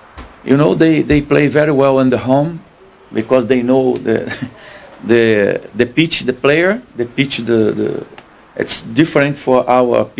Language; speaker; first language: English; non-native, learner; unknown